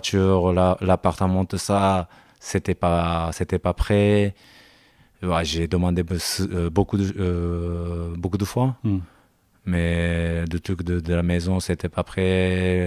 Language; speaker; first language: French; non-native, learner; Japanese